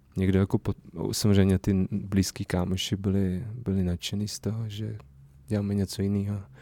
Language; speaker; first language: Czech; non-native, fluent; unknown